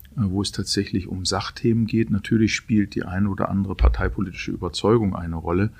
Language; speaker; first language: German; native; German